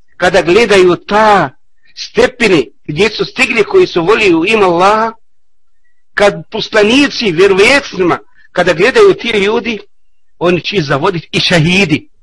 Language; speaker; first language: Bosnian; non-native, learner; Arabic